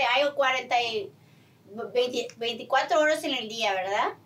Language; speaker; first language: Spanish; early bilingual, heritage; Spanish